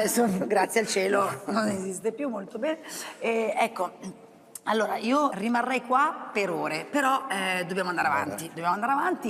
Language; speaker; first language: Italian; native; Italian